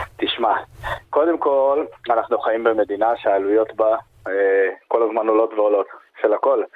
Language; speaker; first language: Hebrew; native; Hebrew